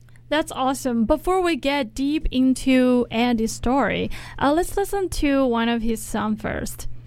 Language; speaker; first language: English; non-native, fluent; Chinese